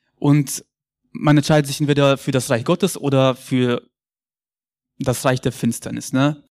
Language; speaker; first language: German; early bilingual, other home language; Russian